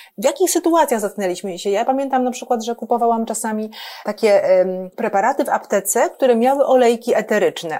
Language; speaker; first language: Polish; native; Polish